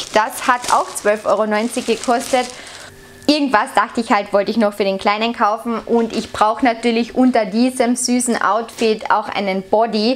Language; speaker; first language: German; native; German